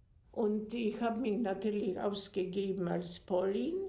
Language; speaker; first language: German; non-native, fluent; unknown